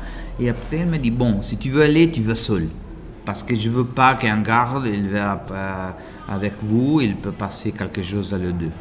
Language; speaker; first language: French; non-native, learner; Italian